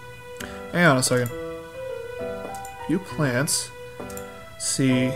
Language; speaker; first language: English; native; English